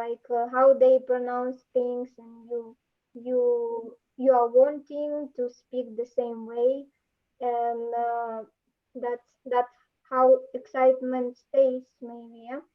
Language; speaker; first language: English; non-native, learner; Russian